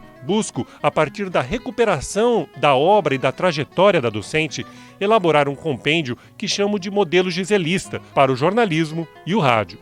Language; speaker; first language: Portuguese; native; Portuguese